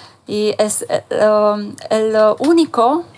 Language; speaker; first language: Spanish; non-native, fluent; Romanian